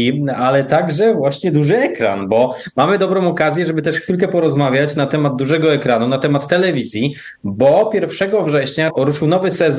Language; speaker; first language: Polish; native; Polish